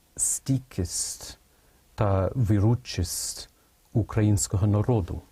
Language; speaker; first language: Ukrainian; non-native, fluent; English